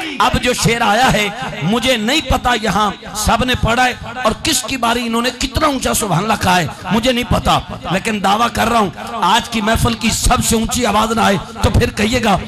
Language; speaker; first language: Urdu; non-native, local second language; Punjabi